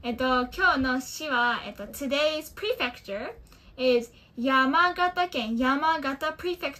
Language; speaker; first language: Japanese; early bilingual, heritage; Japanese